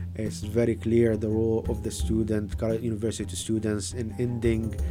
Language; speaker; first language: English; non-native, fluent; Arabic